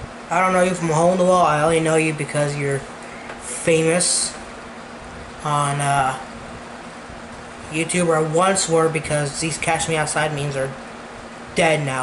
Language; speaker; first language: English; native; English